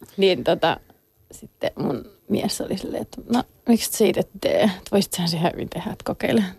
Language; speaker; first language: Finnish; native; Finnish